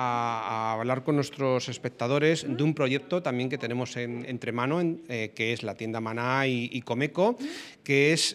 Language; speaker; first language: Spanish; native; Spanish